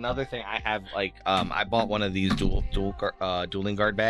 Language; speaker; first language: English; native; English